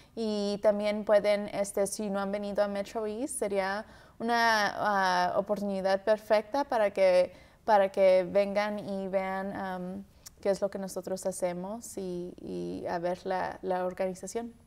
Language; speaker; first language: Spanish; early bilingual, heritage; Spanish